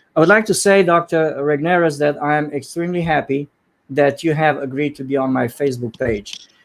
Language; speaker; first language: English; non-native, fluent; Romanian